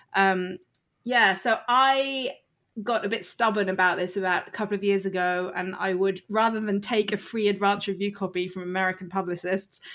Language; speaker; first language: English; native; English